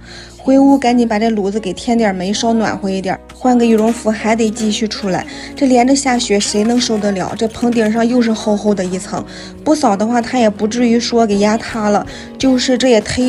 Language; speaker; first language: Chinese; native; Chinese